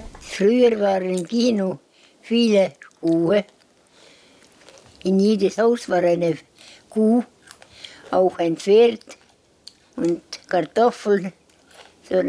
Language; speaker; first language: German; non-native, learner; Estonian